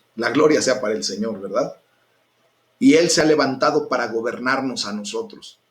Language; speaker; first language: Spanish; native; Spanish